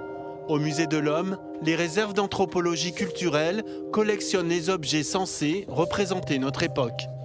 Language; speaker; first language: French; native; French